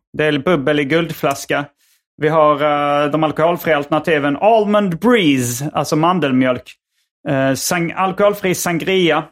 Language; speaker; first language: Swedish; native; Swedish